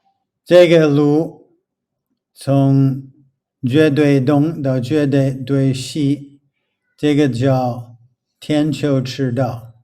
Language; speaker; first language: Chinese; non-native, fluent; English